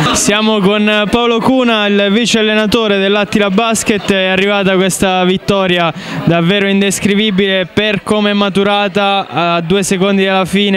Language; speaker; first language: Italian; native; Italian